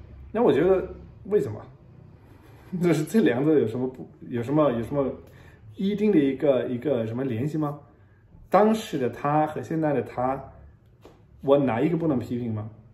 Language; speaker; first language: Chinese; non-native, fluent; German